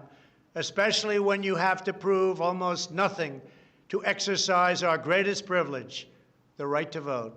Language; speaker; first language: English; native; English